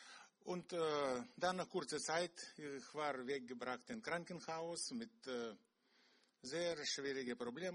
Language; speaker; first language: German; non-native, learner; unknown